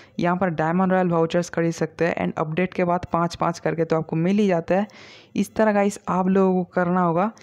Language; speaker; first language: Hindi; non-native, local second language; Bangla